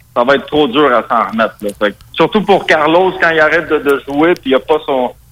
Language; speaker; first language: French; non-native, local second language; Spanish